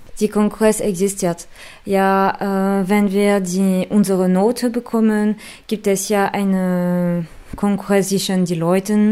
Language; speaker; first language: German; non-native, fluent; French